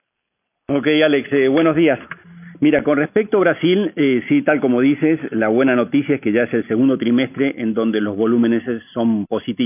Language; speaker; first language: Spanish; native; Spanish